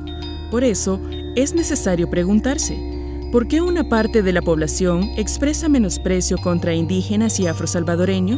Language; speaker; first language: Spanish; native; Spanish